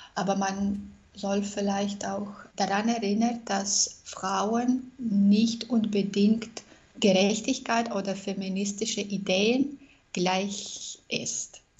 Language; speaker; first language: German; non-native, fluent; Russian